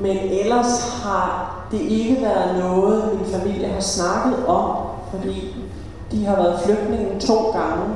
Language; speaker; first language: Danish; early bilingual, other home language; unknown